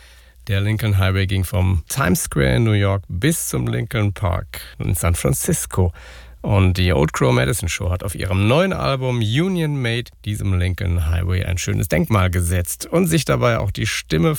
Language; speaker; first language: German; native; German